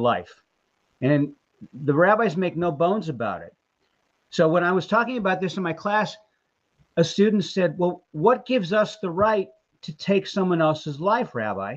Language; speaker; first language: English; native; English